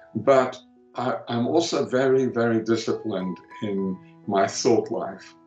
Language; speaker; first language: English; early bilingual, other home language; Greek